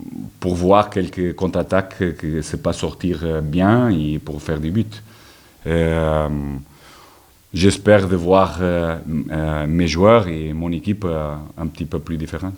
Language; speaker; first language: French; non-native, learner; Portuguese